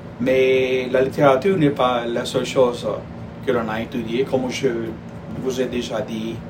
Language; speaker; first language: French; non-native, fluent; Spanish